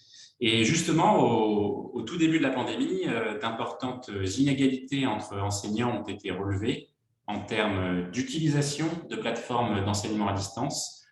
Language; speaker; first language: French; native; French